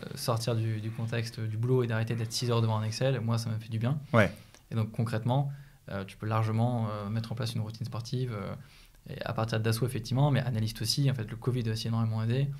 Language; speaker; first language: French; native; French